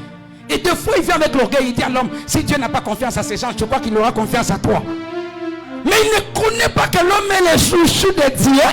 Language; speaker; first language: French; non-native, local second language; Swahili